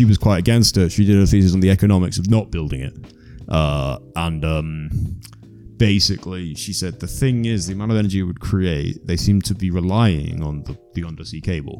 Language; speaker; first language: English; native; English